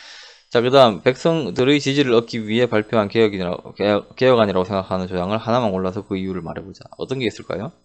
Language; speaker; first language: Korean; native; Korean